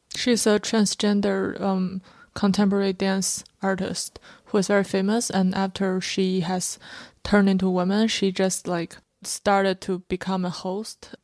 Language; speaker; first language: English; non-native, fluent; Chinese